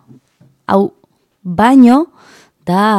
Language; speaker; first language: Basque; non-native, learner; Spanish